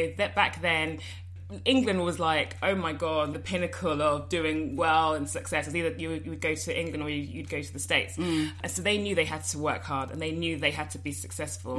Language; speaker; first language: English; native; English